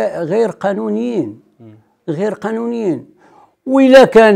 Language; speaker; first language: Arabic; native; Arabic